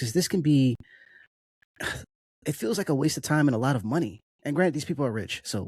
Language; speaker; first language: English; native; English